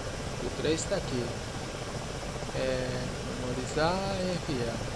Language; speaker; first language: Portuguese; native; Portuguese